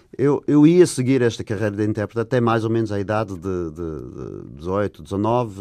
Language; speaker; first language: Portuguese; non-native, fluent; English